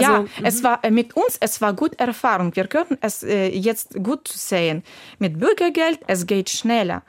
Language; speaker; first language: German; non-native, learner; Ukrainian